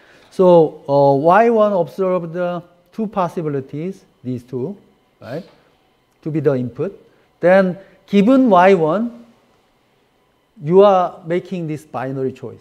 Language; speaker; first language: English; non-native, fluent; Korean